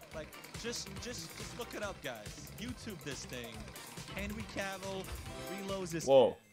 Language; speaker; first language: English; native; English